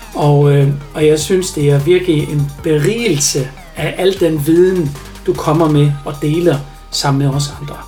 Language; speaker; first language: Danish; non-native, fluent; German